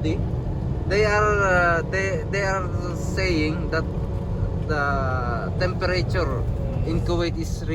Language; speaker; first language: English; non-native, learner; Filipino